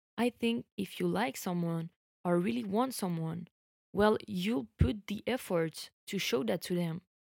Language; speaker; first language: English; non-native, fluent; French